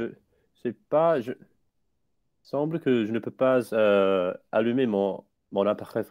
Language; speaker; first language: French; non-native, fluent; English